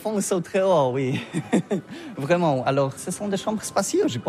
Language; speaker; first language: French; non-native, learner; Polish